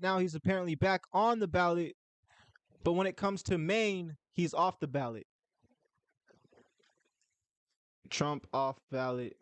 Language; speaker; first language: English; native; English